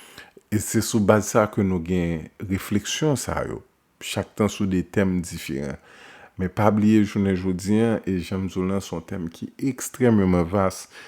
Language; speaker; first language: French; non-native, local second language; Haitian Creole